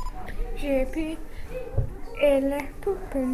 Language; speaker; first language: French; non-native, learner; English